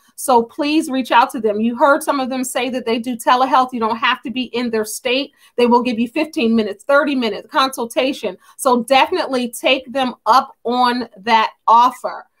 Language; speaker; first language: English; native; English